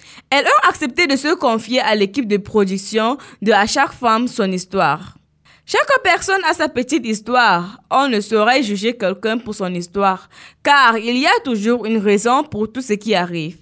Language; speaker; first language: French; non-native, local second language; Fula